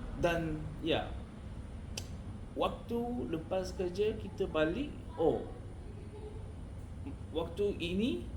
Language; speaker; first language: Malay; non-native, learner; Korean